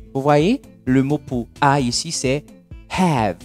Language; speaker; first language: French; non-native, local second language; Haitian Creole